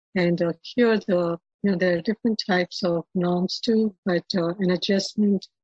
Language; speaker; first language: English; non-native, local second language; Telugu